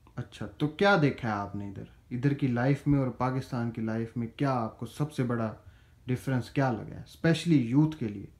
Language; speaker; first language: Urdu; non-native, local second language; Punjabi